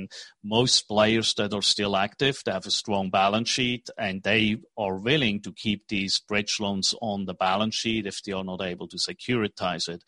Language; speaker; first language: English; non-native, fluent; Swiss German